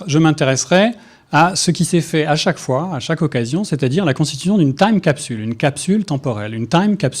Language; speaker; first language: French; native; French